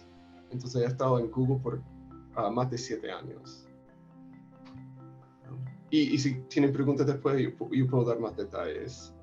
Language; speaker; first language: Spanish; non-native, fluent; English